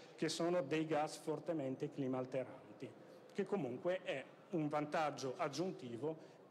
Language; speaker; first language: Italian; native; Italian